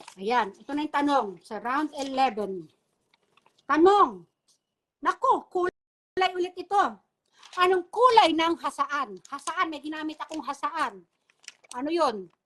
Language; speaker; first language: Filipino; non-native, local second language; Bikol